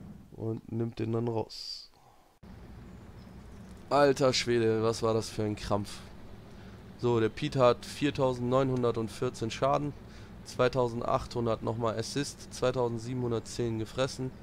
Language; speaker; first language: German; native; German